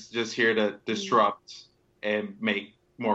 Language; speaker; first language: English; native; English